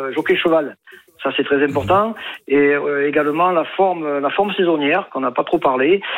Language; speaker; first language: French; native; French